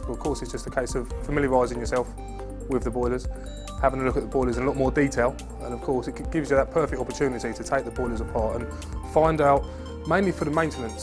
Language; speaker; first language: English; native; English